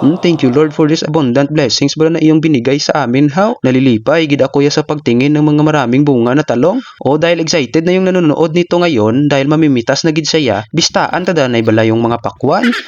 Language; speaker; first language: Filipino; non-native, local second language; Hiligaynon